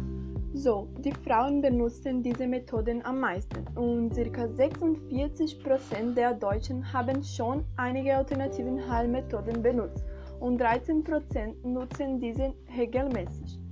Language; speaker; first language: German; non-native, learner; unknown